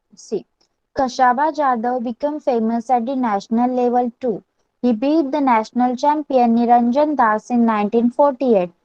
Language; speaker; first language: English; non-native, local second language; Marathi